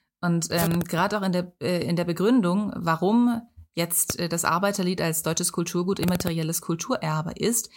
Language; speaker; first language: German; native; German